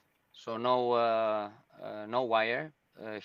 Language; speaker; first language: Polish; non-native, learner; Spanish